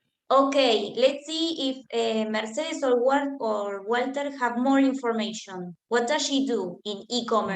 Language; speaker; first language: English; non-native, fluent; Spanish